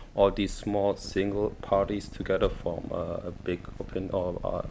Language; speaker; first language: English; non-native, fluent; German